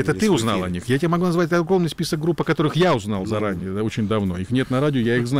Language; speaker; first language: Russian; native; Russian